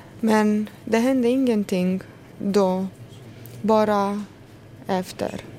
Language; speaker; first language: Swedish; non-native, fluent; Romanian